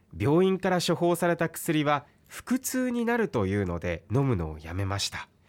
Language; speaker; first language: Japanese; native; Japanese